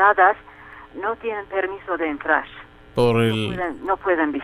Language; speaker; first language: Spanish; non-native, fluent; Turkish